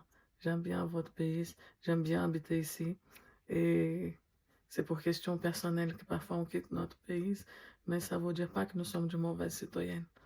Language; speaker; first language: French; non-native, fluent; Portuguese